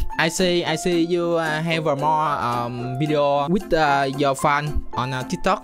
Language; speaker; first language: English; non-native, learner; Vietnamese